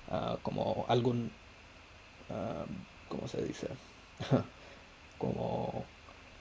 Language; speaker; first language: Spanish; non-native, fluent; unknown